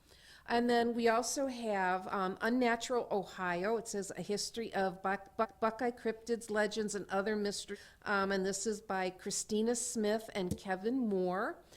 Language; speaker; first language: English; native; English